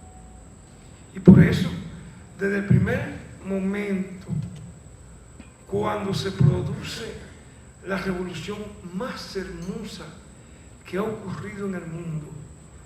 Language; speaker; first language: Spanish; native; Spanish